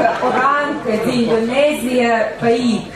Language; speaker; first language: Indonesian; non-native, learner; Ukrainian